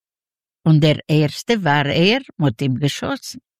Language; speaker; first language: German; non-native, learner; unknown